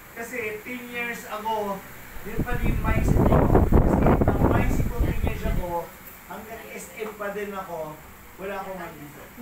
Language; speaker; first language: Filipino; non-native, local second language; Cebuano